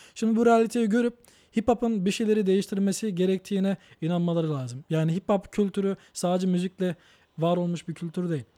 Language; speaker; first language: Turkish; native; Turkish